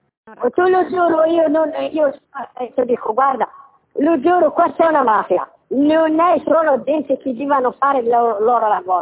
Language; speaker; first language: Italian; non-native, learner; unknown